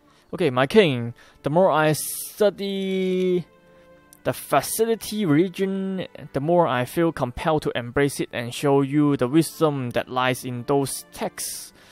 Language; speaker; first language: English; non-native, local second language; Cantonese